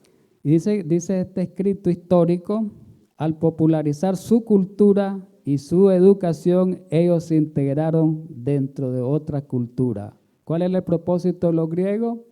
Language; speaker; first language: Spanish; native; Spanish